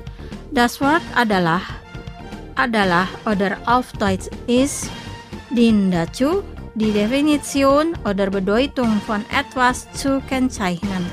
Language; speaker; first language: German; non-native, fluent; Indonesian